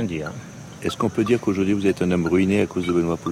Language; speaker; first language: French; native; French